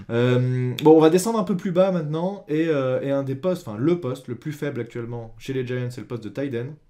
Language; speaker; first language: French; native; French